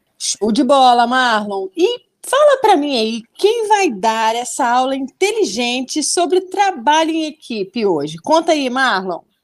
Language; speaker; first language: Portuguese; native; Portuguese